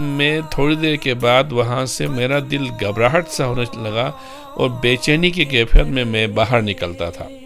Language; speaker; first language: Urdu; non-native, local second language; Brahui